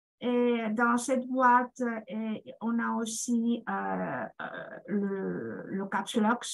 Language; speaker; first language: French; non-native, fluent; Greek